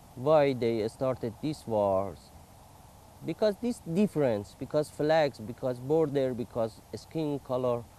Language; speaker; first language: English; non-native, learner; Persian